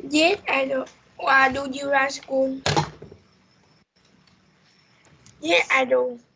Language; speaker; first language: English; non-native, learner; Vietnamese